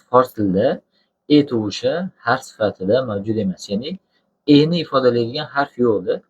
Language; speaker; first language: Uzbek; non-native, local second language; Tajik